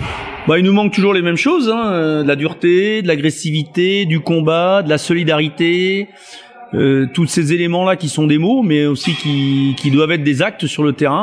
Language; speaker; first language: French; native; French